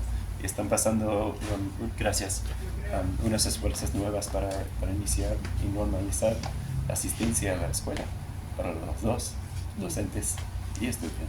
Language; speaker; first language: Spanish; non-native, learner; English